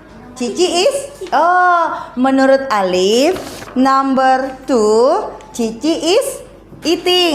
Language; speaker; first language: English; non-native, learner; Indonesian